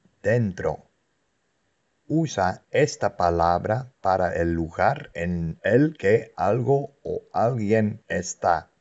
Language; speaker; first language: Spanish; non-native, fluent; Dutch